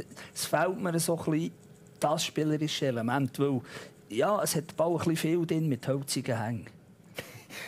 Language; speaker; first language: German; native; German